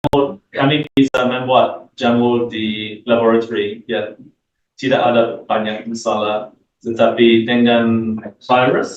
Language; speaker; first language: Indonesian; non-native, learner; English